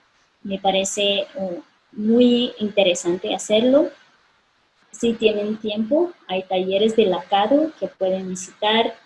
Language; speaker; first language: Spanish; non-native, fluent; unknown